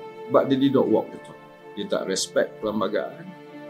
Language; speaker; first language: English; non-native, local second language; Malay